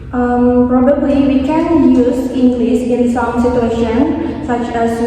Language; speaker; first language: English; non-native, fluent; Indonesian